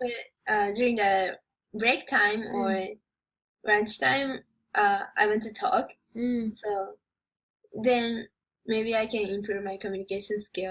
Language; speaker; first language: English; non-native, learner; Japanese